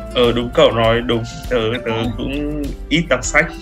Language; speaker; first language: Vietnamese; native; Vietnamese